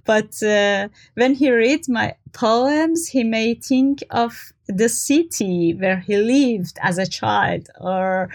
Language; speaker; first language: English; non-native, fluent; Persian